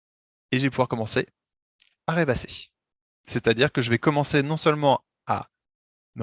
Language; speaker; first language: French; native; French